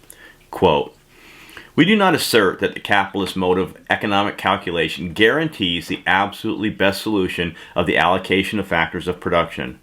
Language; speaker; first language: English; native; English